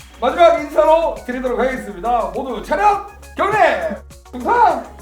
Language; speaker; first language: Korean; native; Korean